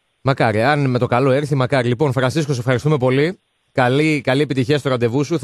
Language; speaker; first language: Greek; native; Greek